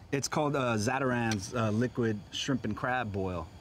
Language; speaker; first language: English; native; English